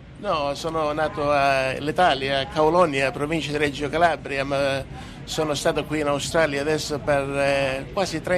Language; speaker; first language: Italian; native; Italian